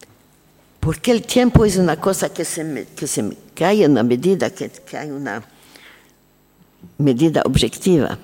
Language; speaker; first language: Spanish; non-native, learner; French